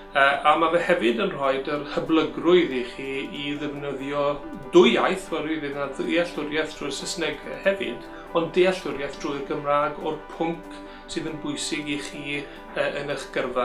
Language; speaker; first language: Welsh; native; Welsh